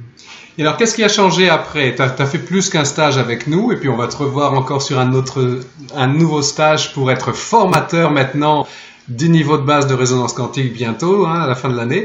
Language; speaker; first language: French; native; French